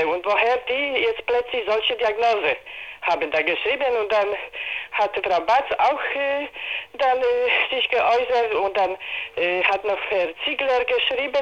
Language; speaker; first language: German; non-native, learner; Polish